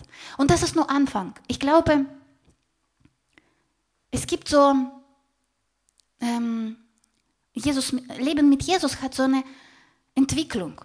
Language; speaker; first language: German; non-native, fluent; Russian